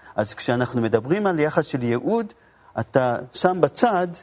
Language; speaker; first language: Hebrew; non-native, fluent; Japanese